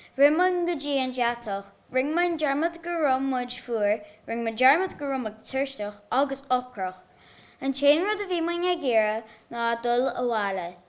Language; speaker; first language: Irish; native; Irish